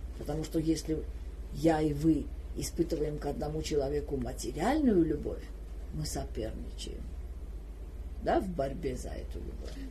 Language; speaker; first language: Russian; non-native, local second language; Armenian